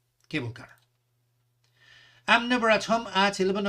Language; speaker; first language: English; non-native, fluent; Spanish